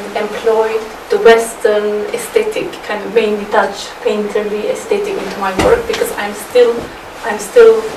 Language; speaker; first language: English; non-native, fluent; Turkish